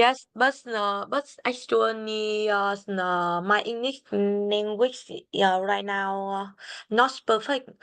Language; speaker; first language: English; non-native, learner; Vietnamese